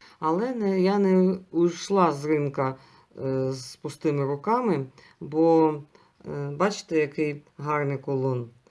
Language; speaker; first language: Ukrainian; non-native, local second language; Russian